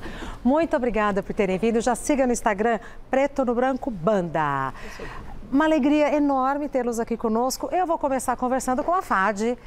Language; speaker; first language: Portuguese; native; Portuguese